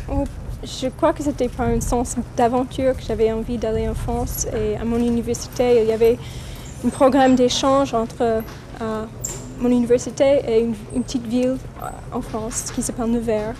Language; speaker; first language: French; non-native, fluent; English